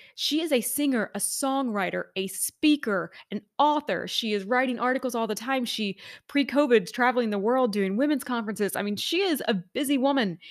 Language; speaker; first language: English; native; English